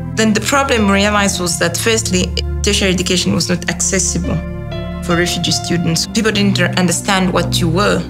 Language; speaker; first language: English; non-native, local second language; Kinyarwanda